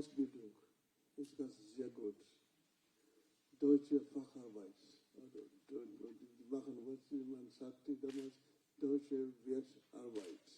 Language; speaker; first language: German; non-native, fluent; Luo (Kenya and Tanzania)